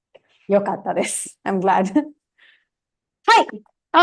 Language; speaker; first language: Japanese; non-native, fluent; Tamil